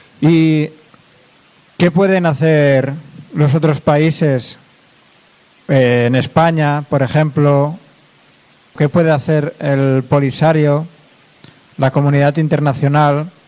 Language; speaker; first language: Spanish; non-native, local second language; Catalan